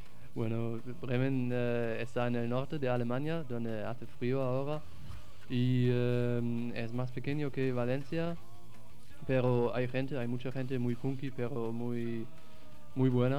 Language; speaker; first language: Spanish; non-native, fluent; German